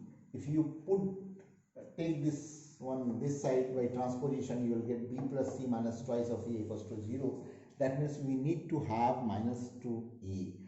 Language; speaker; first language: English; non-native, local second language; Hindi